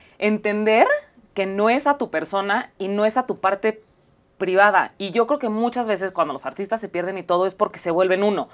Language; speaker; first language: Spanish; native; Spanish